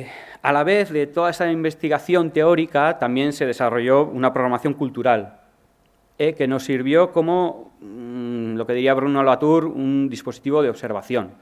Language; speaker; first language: Spanish; native; Spanish